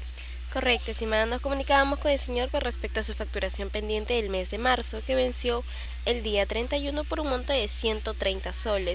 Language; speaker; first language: Spanish; native; Spanish